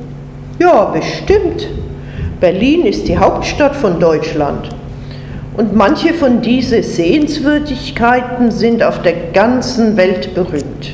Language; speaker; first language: German; non-native, fluent; English